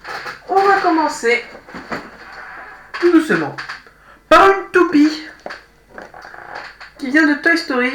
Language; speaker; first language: French; native; French